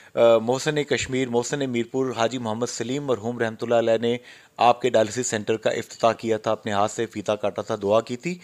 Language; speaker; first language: Urdu; non-native, local second language; Pahari-Potwari